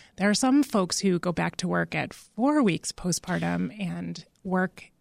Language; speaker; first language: English; native; English